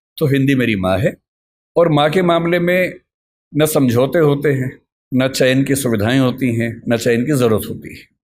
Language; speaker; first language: Hindi; native; Hindi